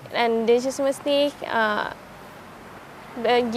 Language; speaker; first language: English; non-native, learner; Thai